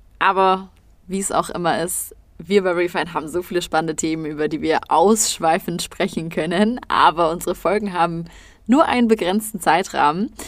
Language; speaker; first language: German; native; German